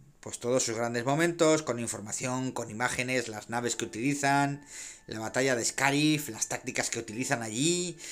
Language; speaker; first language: Spanish; native; Spanish